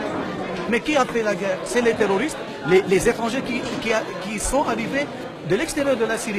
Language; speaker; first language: French; non-native, fluent; Arabic